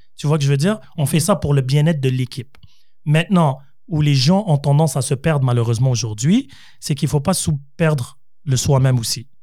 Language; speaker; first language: French; native; French